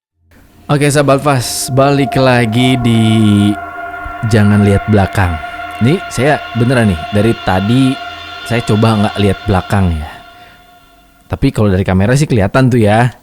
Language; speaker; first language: Indonesian; native; Indonesian